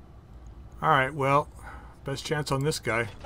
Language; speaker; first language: English; native; English